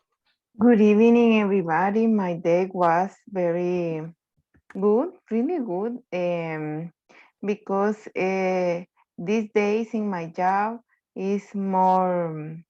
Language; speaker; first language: English; non-native, learner; Spanish